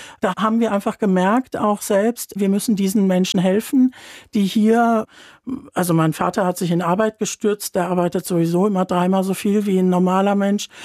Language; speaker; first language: German; early bilingual, other home language; Turkish